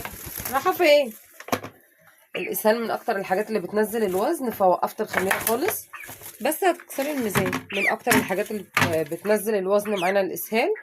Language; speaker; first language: Arabic; native; Arabic